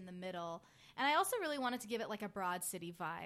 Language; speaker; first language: English; native; English